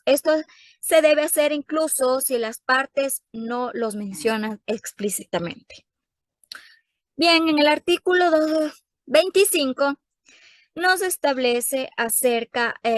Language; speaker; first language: Spanish; native; Spanish